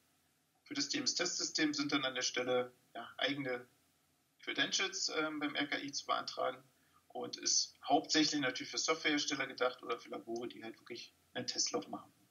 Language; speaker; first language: German; native; German